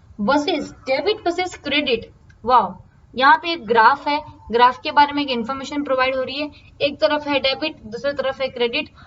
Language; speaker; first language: Hindi; non-native, local second language; Marathi